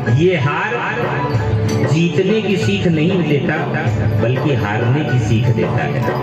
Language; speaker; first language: Hindi; native; Hindi